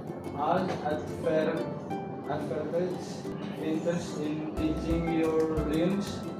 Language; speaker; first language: English; non-native, learner; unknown